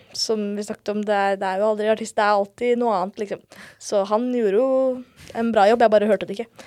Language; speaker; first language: Norwegian; early bilingual, other home language; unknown